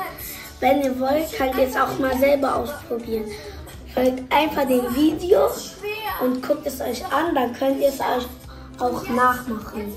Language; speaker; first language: German; early bilingual, other home language; Lingala